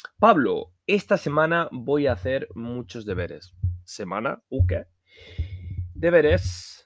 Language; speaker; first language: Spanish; non-native, fluent; Norwegian